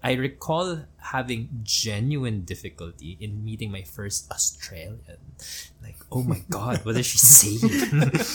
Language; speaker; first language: English; non-native, local second language; Filipino